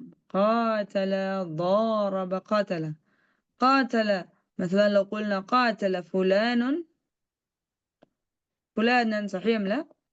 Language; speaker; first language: Arabic; non-native, fluent; Indonesian